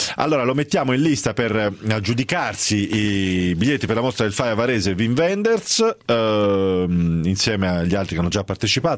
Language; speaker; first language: Italian; native; Italian